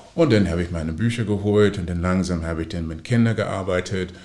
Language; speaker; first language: German; non-native, fluent; English